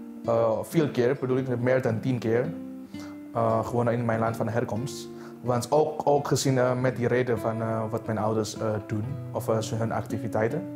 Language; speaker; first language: Dutch; non-native, fluent; Indonesian